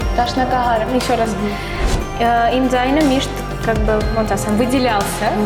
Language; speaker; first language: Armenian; early bilingual, heritage; Armenian